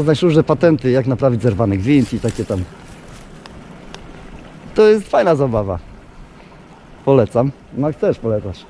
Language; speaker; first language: Polish; native; Polish